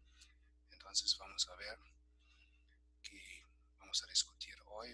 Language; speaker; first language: Spanish; non-native, fluent; German